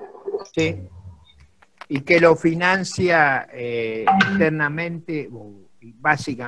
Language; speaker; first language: Spanish; native; Spanish